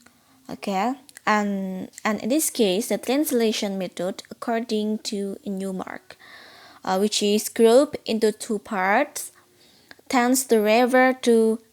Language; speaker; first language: English; non-native, learner; Indonesian